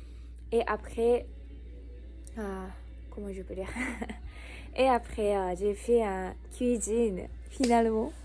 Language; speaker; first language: French; non-native, learner; Japanese